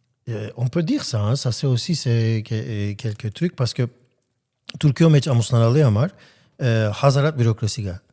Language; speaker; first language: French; non-native, learner; Armenian